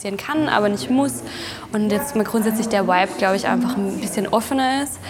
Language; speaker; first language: German; native; German